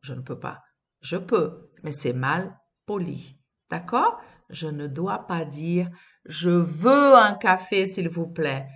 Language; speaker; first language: French; non-native, fluent; Portuguese